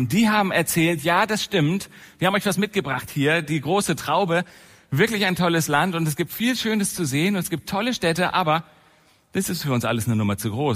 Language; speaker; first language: German; native; German